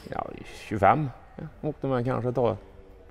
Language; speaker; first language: Swedish; native; Swedish